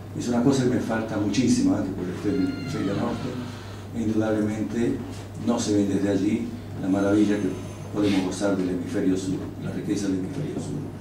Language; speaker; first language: Spanish; non-native, local second language; Russian